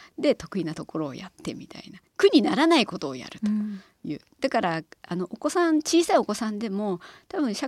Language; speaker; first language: Japanese; native; Japanese